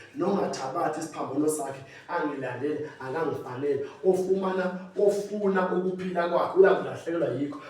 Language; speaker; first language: Zulu; native; Zulu